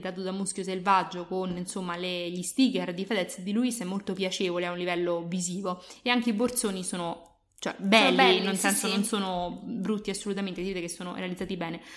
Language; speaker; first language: Italian; native; Italian